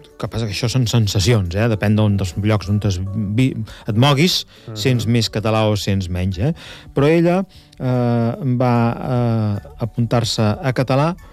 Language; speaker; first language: Catalan; native; Catalan